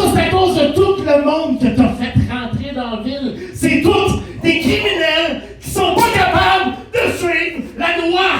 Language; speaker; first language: French; native; French